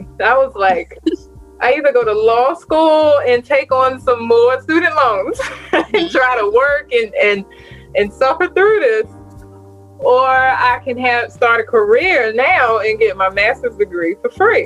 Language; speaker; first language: English; native; English